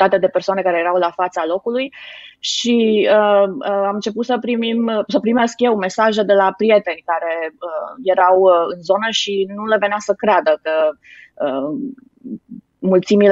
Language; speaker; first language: Romanian; native; Romanian